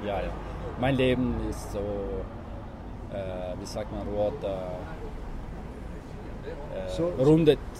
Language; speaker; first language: German; non-native, local second language; Italian